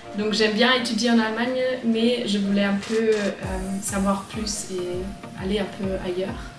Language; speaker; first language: French; non-native, fluent; German